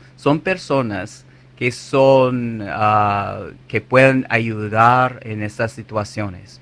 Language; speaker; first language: Spanish; non-native, fluent; English